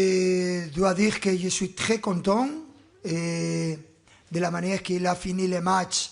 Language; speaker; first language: French; non-native, fluent; Spanish